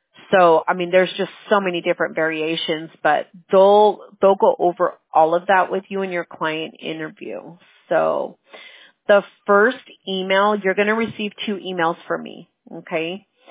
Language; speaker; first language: English; early bilingual, other home language; Spanish